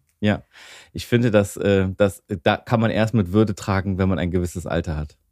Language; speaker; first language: German; early bilingual, other home language; Greek